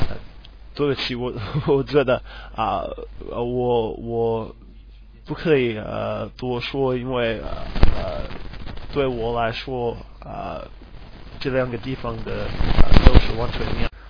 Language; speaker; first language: Chinese; non-native, learner; English